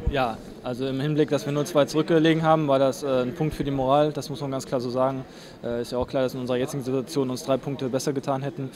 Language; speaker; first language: German; native; German